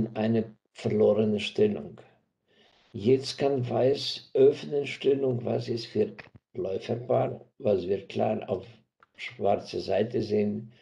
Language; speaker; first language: German; non-native, fluent; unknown